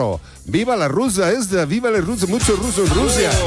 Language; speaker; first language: Spanish; native; Spanish